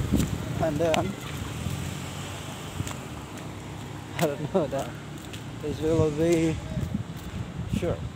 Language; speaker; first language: English; non-native, learner; Lao